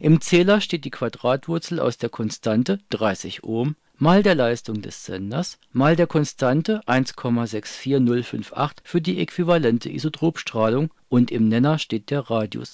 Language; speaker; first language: German; native; German